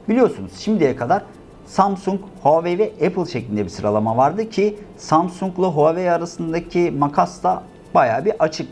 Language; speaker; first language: Turkish; native; Turkish